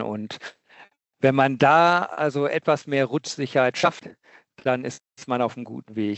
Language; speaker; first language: German; native; German